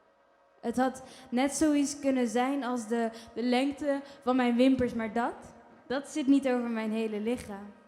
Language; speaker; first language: Dutch; early bilingual, other home language; Kinyarwanda